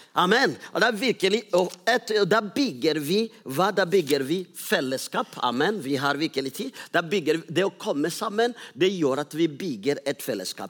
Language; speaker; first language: Norwegian; non-native, fluent; Rundi